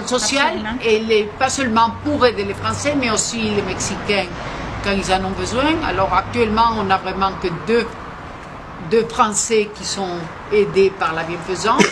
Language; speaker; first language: French; non-native, fluent; Spanish